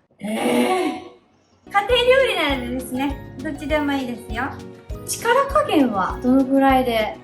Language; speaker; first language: Japanese; native; Japanese